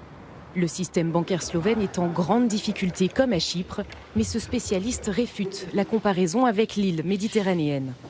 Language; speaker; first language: French; native; French